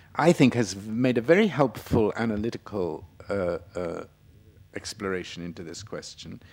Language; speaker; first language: English; native; English